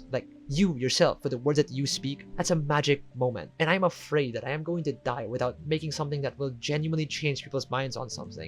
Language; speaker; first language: English; native; English